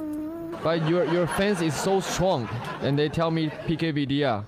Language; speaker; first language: English; non-native, learner; Chinese